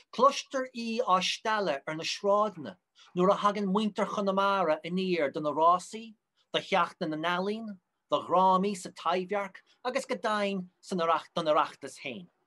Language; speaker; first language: Irish; native; Irish